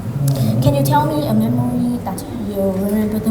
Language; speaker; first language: English; non-native, learner; Vietnamese